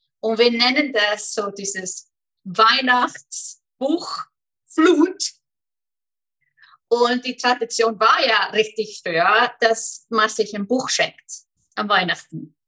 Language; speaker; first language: German; non-native, fluent; Icelandic